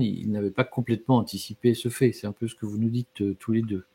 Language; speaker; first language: French; native; French